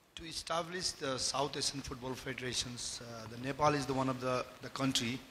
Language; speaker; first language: English; non-native, local second language; Nepali